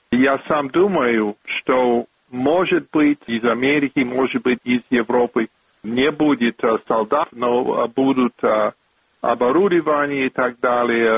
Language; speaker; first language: Russian; non-native, fluent; English